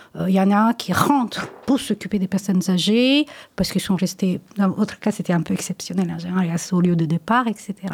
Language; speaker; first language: French; non-native, fluent; Italian